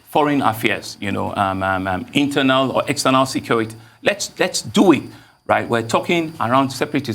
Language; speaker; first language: English; non-native, local second language; Yoruba